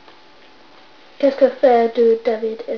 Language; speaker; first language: French; non-native, learner; English